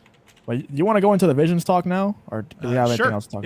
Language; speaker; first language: English; native; English